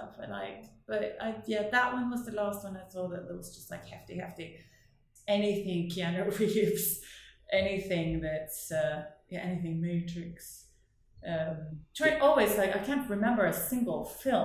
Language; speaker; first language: English; non-native, fluent; Norwegian